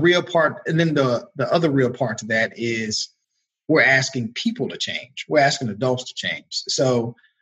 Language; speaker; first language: English; native; English